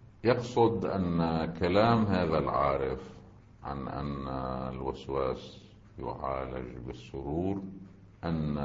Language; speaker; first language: Arabic; native; Arabic